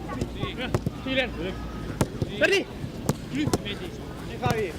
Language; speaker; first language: German; non-native, learner; Italian